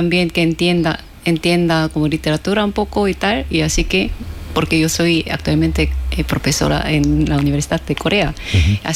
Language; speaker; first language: Spanish; non-native, fluent; Korean